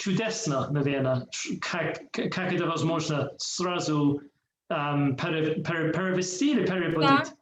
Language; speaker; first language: Russian; non-native, learner; English